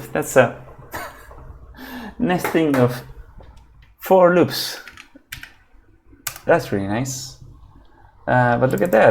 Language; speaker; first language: English; non-native, fluent; Spanish